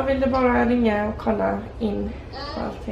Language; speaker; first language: Swedish; early bilingual, heritage; English